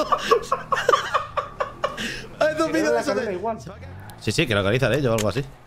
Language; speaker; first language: Spanish; native; Spanish